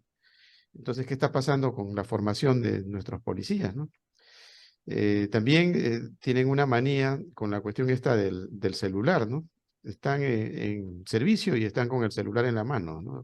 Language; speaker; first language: Spanish; native; Spanish